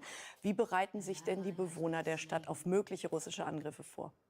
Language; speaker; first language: German; native; German